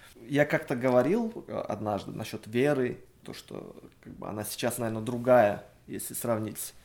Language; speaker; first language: Russian; native; Russian